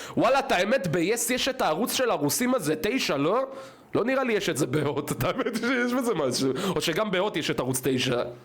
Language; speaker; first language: Hebrew; early bilingual, other home language; Russian